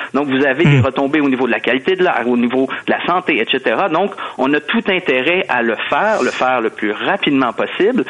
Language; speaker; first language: French; native; French